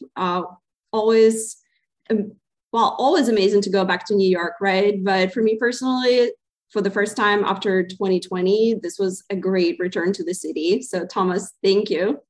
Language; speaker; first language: English; non-native, fluent; Ukrainian